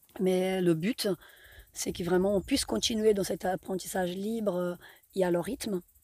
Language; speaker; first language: French; non-native, fluent; Portuguese